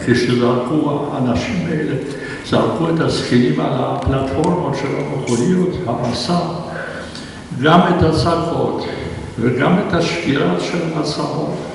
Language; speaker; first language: Hebrew; non-native, fluent; Polish